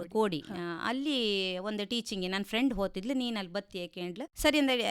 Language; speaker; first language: Kannada; native; Kannada